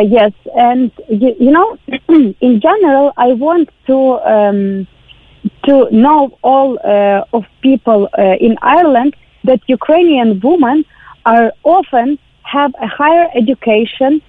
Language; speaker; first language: English; non-native, learner; Ukrainian